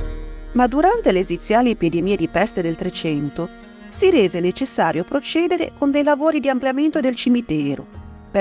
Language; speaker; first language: Italian; native; Italian